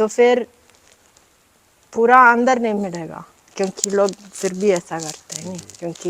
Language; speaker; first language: Hindi; non-native, learner; Italian